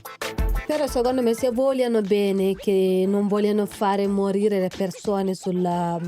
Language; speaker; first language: Italian; non-native, fluent; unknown